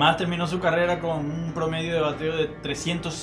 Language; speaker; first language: Spanish; native; Spanish